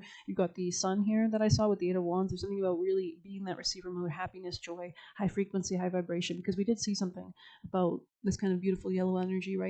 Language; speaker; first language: English; native; English